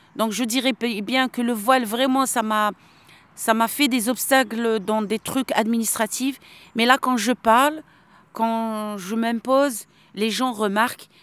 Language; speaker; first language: French; non-native, local second language; Arabic